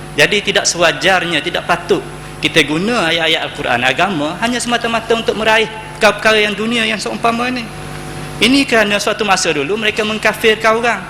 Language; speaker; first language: Malay; native; Malay